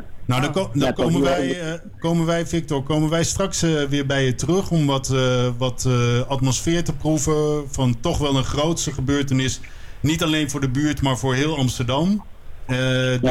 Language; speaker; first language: Dutch; native; Dutch